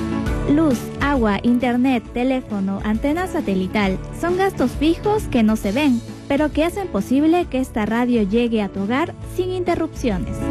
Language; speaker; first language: Spanish; native; Spanish